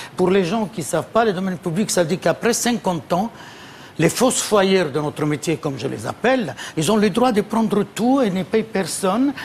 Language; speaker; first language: French; non-native, fluent; Italian